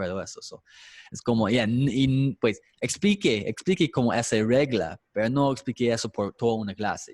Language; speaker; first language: Spanish; non-native, fluent; English